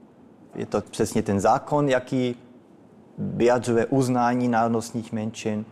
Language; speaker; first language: Czech; early bilingual, heritage; Czech